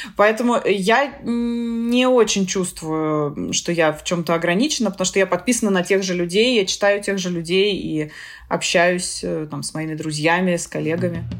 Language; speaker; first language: Russian; native; Russian